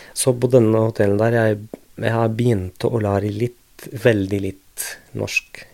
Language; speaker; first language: Norwegian; non-native, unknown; Arabic